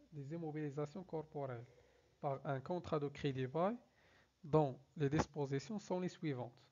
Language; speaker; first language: French; non-native, local second language; Arabic